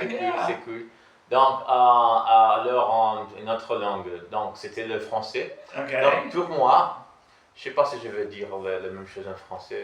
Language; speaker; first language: French; non-native, learner; Portuguese